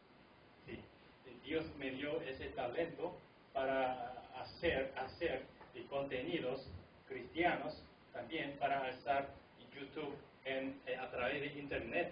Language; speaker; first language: Spanish; non-native, fluent; Korean